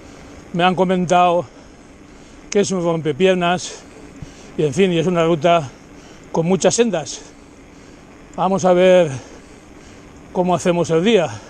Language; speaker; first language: Spanish; native; Spanish